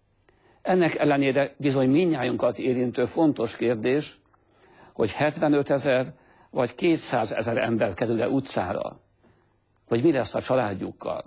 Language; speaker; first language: Hungarian; native; Hungarian